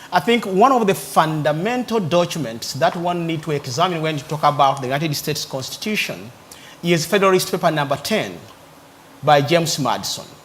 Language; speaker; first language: English; non-native, local second language; Ganda